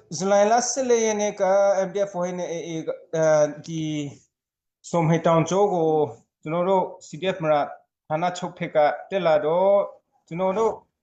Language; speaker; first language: Burmese; non-native, local second language; Hakha Chin